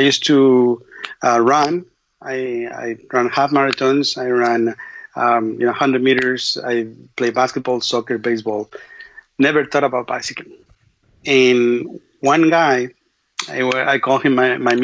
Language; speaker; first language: English; non-native, fluent; Spanish